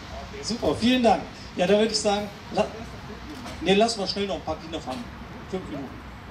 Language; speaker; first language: German; native; German